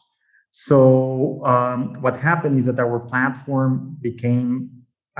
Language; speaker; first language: English; non-native, fluent; Spanish